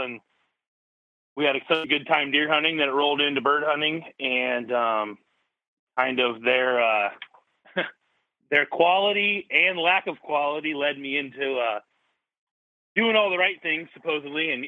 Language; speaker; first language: English; native; English